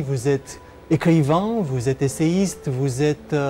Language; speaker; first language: French; non-native, fluent; Romanian